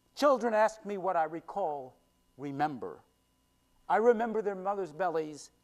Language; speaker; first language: English; native; English